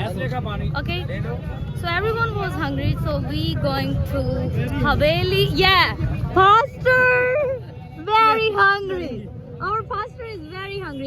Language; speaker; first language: English; non-native, local second language; Punjabi